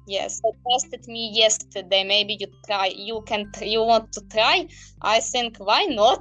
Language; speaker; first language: English; non-native, learner; Ukrainian